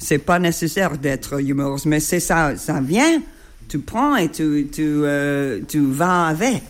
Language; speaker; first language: French; non-native, learner; English